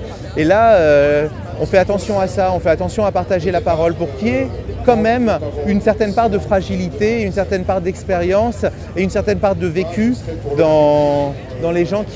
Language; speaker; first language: French; native; French